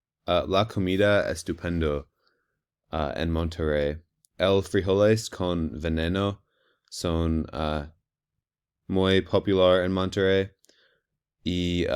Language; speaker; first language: Spanish; non-native, learner; English